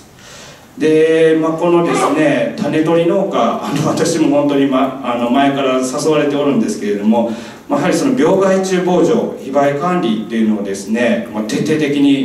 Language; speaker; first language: Japanese; native; Japanese